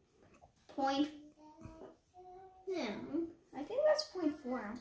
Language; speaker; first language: English; native; English